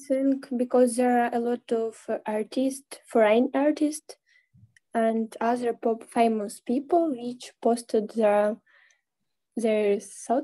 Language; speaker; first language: English; non-native, learner; Ukrainian